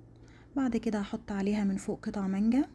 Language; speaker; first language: Arabic; native; Arabic